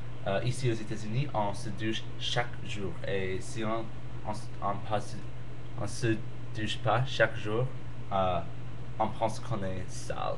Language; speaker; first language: French; non-native, learner; English